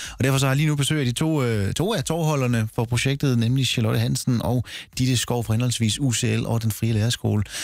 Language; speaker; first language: Danish; native; Danish